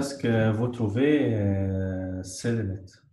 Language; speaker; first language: French; non-native, learner; Arabic